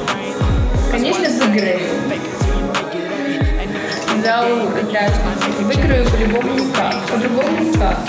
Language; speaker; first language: Russian; native; Russian